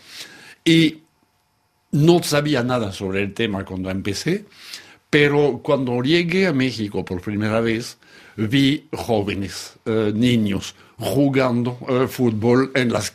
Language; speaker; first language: Spanish; non-native, fluent; French